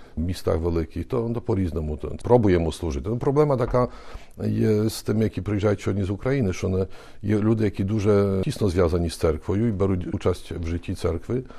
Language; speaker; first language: Ukrainian; early bilingual, heritage; Ukrainian